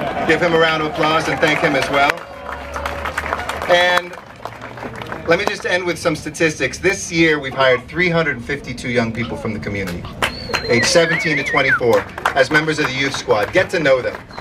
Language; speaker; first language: English; early bilingual, other home language; Spanish